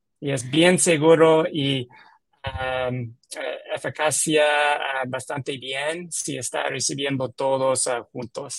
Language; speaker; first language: Spanish; non-native, learner; English